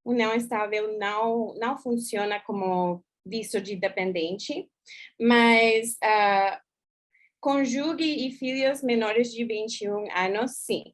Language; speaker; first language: Portuguese; non-native, fluent; English